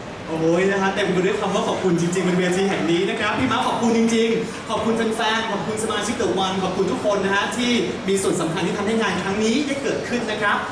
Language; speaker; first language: Thai; native; Thai